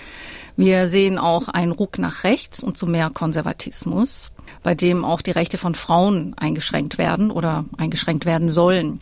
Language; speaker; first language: German; native; German